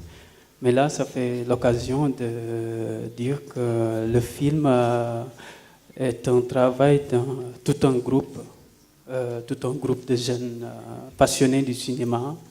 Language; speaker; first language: French; non-native, local second language; Wolof